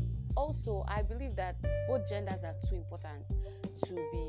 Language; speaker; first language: English; non-native, local second language; Igbo